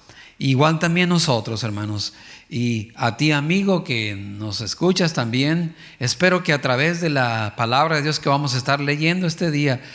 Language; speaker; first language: Spanish; native; Spanish